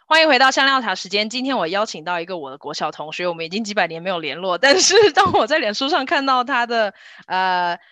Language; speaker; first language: Chinese; native; Chinese